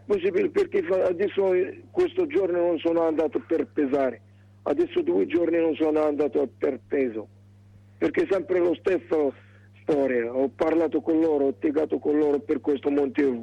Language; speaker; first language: Italian; non-native, learner; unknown